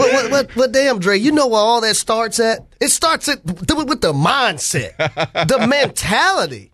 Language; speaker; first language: English; native; English